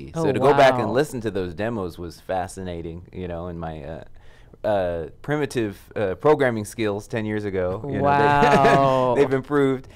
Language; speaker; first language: English; native; English